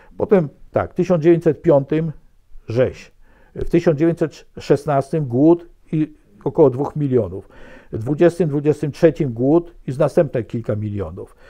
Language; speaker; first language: Polish; native; Polish